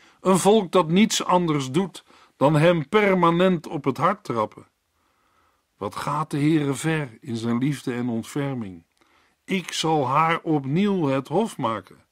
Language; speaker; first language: Dutch; native; Dutch